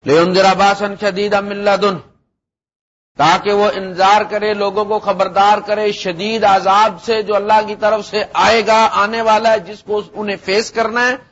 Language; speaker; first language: Urdu; non-native, local second language; Punjabi